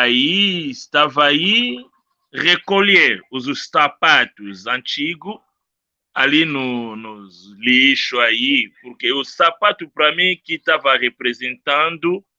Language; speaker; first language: Portuguese; non-native, learner; Luba-Lulua